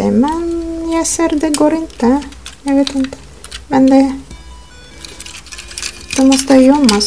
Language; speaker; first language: Swedish; non-native, learner; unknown